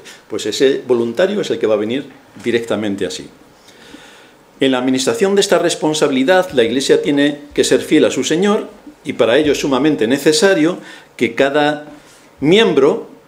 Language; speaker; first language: Spanish; native; Spanish